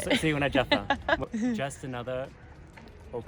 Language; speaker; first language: Spanish; non-native, fluent; English